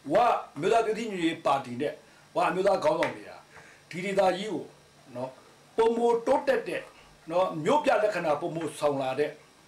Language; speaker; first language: Burmese; non-native, local second language; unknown